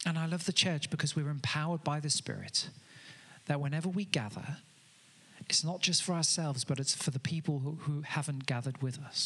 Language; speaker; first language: English; native; English